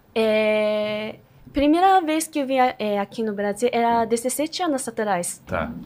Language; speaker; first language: Portuguese; non-native, fluent; Japanese